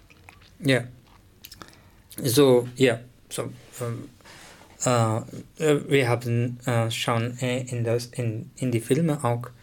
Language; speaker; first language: German; non-native, learner; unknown